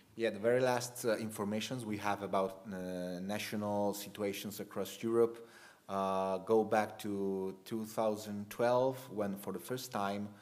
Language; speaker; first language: English; non-native, fluent; Italian